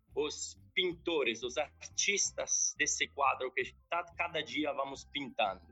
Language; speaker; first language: Portuguese; non-native, fluent; Italian